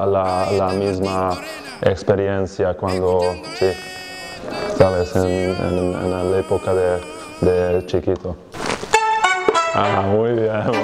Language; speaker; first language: Spanish; non-native, fluent; Hungarian